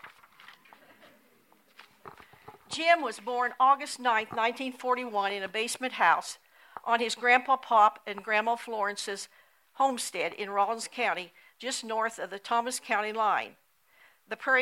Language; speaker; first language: English; native; English